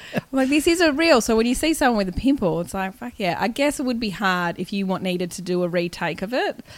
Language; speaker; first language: English; native; English